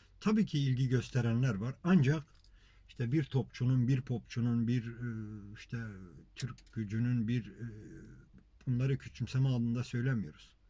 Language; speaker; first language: Turkish; non-native, local second language; Kurdish